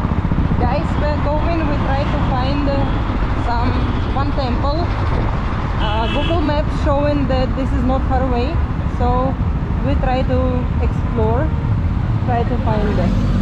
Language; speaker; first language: English; non-native, learner; Russian